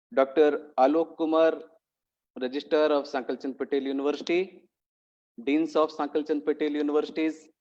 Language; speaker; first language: English; non-native, local second language; Hindi